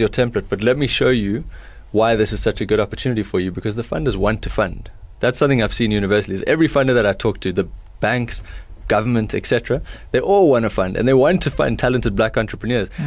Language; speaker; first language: English; native; English